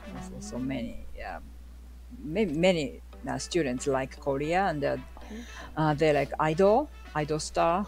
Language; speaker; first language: English; non-native, learner; Japanese